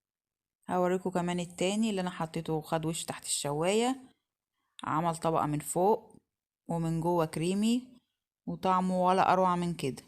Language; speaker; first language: Arabic; native; Arabic